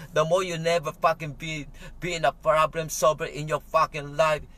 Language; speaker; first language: English; non-native, local second language; Filipino